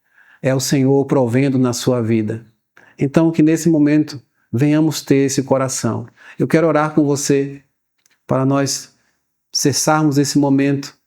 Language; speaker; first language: Portuguese; native; Portuguese